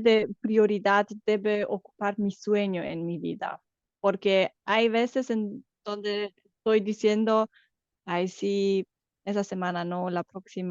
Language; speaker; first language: Spanish; non-native, fluent; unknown